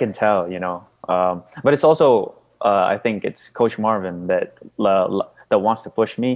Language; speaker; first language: English; non-native, local second language; Cebuano